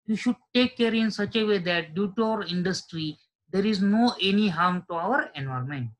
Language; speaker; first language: English; non-native, local second language; Marathi